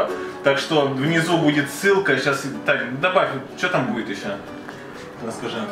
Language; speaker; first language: Russian; native; Russian